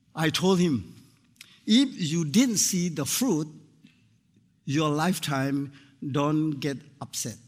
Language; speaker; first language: English; non-native, fluent; Burmese